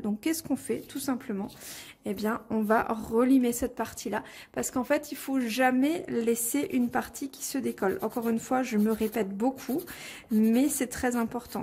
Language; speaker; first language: French; native; French